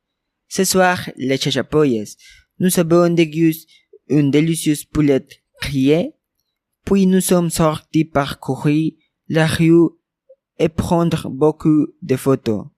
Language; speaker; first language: French; non-native, learner; Spanish